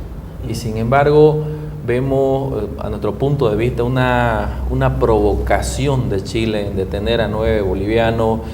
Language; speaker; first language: Spanish; native; Spanish